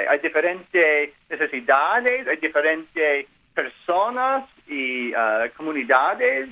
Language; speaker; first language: Spanish; non-native, learner; English